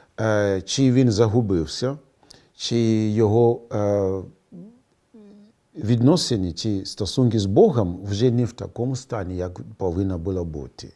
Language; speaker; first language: Ukrainian; non-native, fluent; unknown